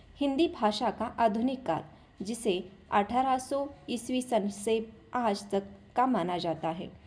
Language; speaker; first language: Hindi; non-native, local second language; Marathi